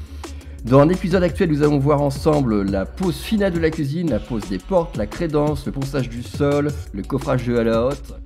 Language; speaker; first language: French; native; French